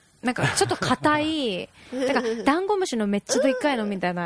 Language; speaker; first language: Japanese; native; Japanese